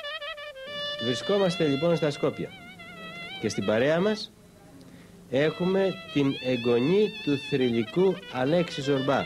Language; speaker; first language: Greek; native; Greek